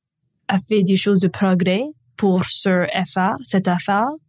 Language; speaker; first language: French; non-native, local second language; English